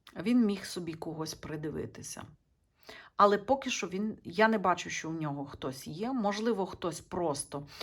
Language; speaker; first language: Ukrainian; non-native, local second language; Russian